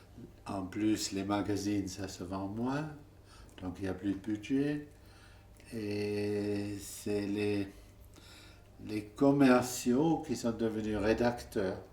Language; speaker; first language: French; non-native, fluent; German